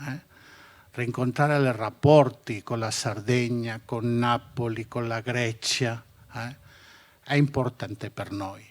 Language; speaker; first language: Italian; non-native, fluent; Catalan